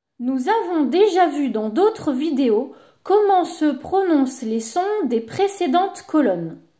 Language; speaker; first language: French; native; French